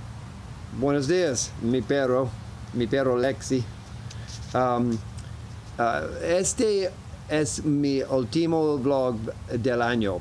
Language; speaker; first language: Spanish; non-native, learner; English